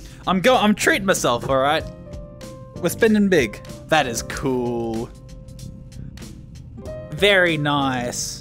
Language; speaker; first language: English; native; English